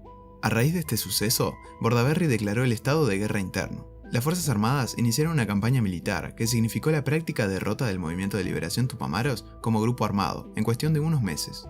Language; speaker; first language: Spanish; native; Spanish